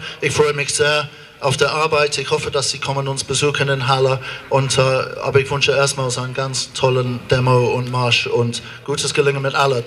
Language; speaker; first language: German; non-native, fluent; English